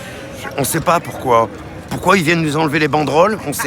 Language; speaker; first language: French; native; French